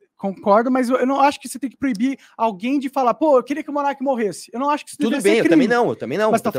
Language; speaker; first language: Portuguese; native; Portuguese